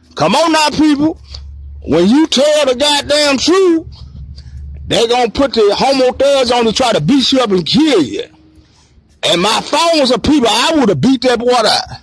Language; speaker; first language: English; native; English